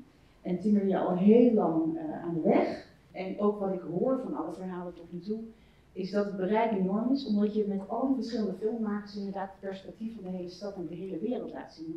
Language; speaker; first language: Dutch; native; Dutch